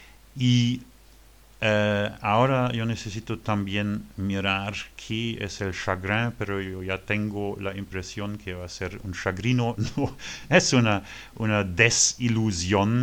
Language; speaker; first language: Spanish; non-native, learner; French